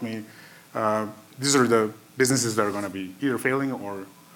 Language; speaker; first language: English; non-native, fluent; Macedonian